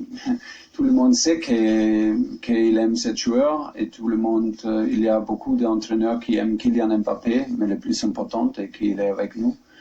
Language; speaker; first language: French; non-native, learner; German